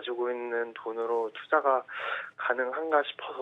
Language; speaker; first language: Korean; native; Korean